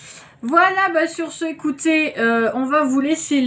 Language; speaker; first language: French; native; French